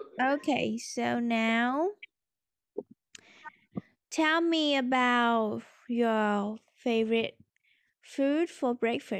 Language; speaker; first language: English; non-native, learner; Vietnamese